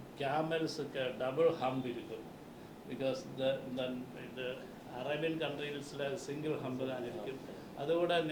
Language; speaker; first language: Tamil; non-native, learner; Malayalam